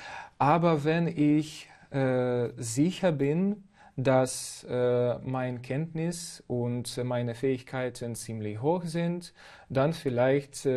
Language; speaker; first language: German; non-native, fluent; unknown